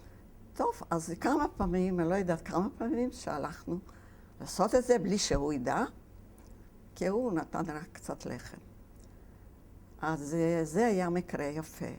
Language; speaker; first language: Hebrew; non-native, fluent; Polish